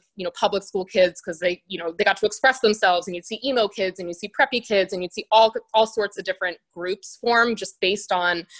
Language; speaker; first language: English; native; English